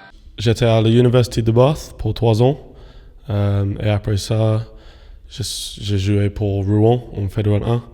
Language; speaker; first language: French; non-native, fluent; English